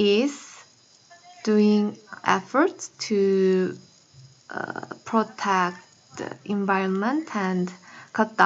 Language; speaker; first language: English; non-native, learner; Korean